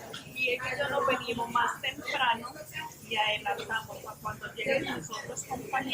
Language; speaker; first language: Spanish; native; Spanish